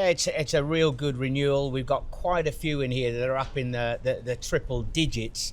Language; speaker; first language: English; native; English